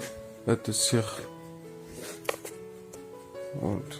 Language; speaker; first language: Russian; non-native, learner; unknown